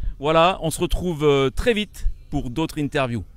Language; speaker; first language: French; native; French